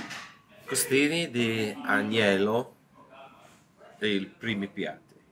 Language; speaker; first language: Italian; non-native, learner; English